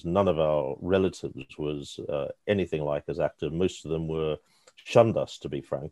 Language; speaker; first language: English; native; English